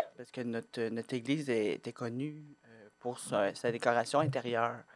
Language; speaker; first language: French; native; French